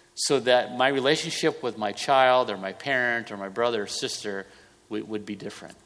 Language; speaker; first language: English; native; English